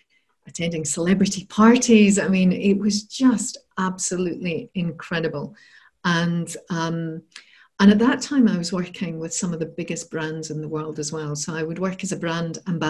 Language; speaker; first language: English; native; English